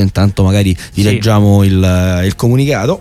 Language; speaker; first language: Italian; native; Italian